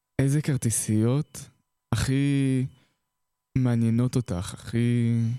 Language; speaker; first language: Hebrew; native; Hebrew